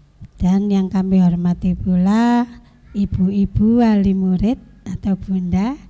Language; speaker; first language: Indonesian; native; Indonesian